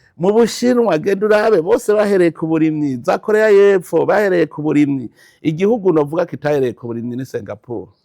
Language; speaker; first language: Rundi; native; Rundi